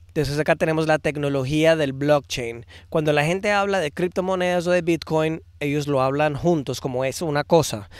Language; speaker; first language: Spanish; early bilingual, heritage; Spanish